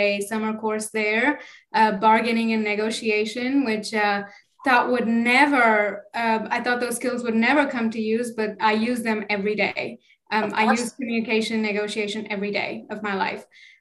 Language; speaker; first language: English; non-native, local second language; Kannada